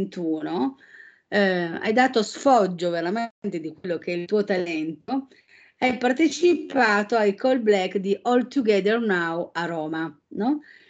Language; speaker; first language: Italian; native; Italian